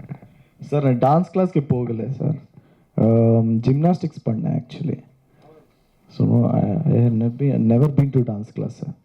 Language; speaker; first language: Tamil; non-native, learner; Kannada